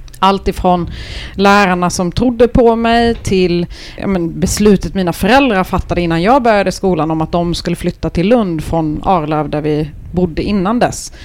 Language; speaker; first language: Swedish; early bilingual, other home language; Turkish